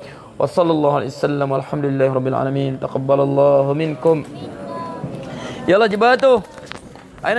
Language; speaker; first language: Arabic; non-native, fluent; Malay